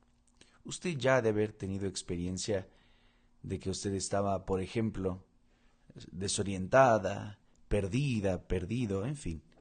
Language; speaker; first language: Spanish; non-native, fluent; Portuguese